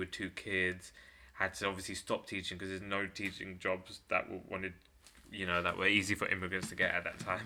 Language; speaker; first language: English; native; English